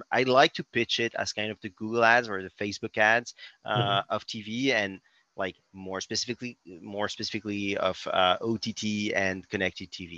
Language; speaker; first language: English; non-native, fluent; French